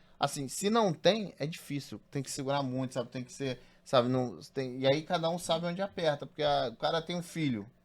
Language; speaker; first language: Portuguese; native; Portuguese